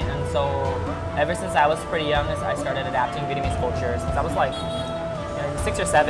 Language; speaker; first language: English; early bilingual, other home language; Vietnamese